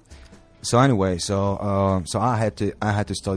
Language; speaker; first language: English; non-native, fluent; Hungarian